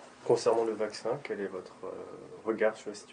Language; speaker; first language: French; native; French